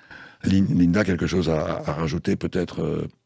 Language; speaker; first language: French; native; French